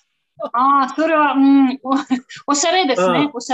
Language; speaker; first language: Japanese; non-native, fluent; Russian